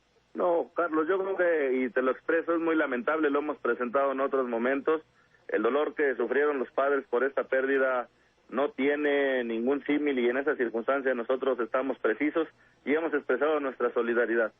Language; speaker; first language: Spanish; native; Spanish